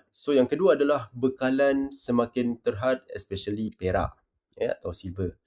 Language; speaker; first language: Malay; native; Malay